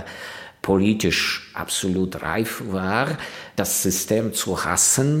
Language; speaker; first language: German; non-native, fluent; Ukrainian